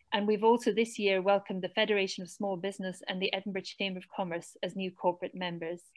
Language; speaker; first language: English; native; English